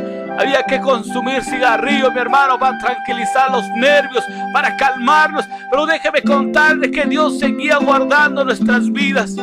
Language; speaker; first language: Spanish; native; Spanish